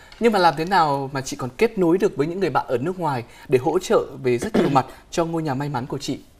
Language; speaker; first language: Vietnamese; native; Vietnamese